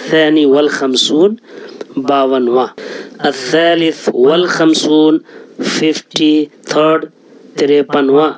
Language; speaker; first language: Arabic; non-native, fluent; Urdu